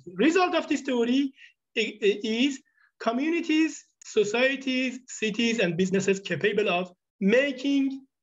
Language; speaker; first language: English; non-native, fluent; Persian